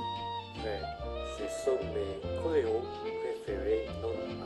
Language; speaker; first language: French; non-native, learner; Malay